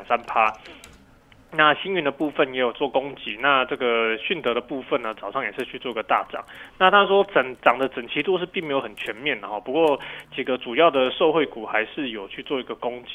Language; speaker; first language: Chinese; native; Chinese